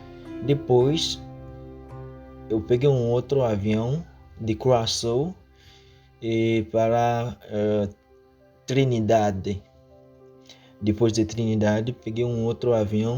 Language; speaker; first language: Portuguese; non-native, fluent; Haitian Creole